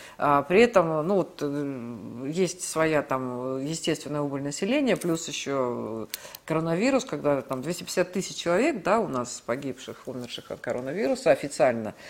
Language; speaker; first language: Russian; native; Russian